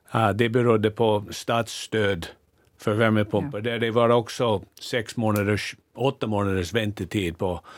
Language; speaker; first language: Swedish; non-native, fluent; English